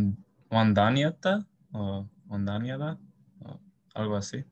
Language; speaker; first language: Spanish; early bilingual, heritage; Spanish